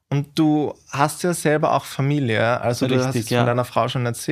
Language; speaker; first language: German; native; German